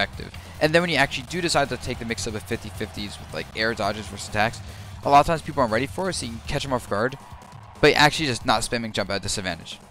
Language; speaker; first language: English; native; English